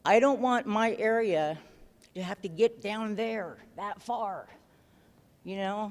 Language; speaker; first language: English; native; English